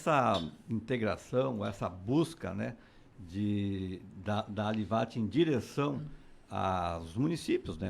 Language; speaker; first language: Portuguese; native; Portuguese